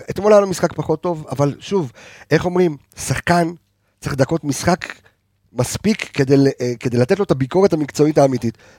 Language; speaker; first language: Hebrew; native; Hebrew